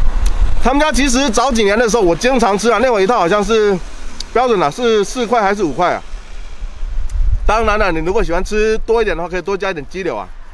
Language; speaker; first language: Chinese; native; Chinese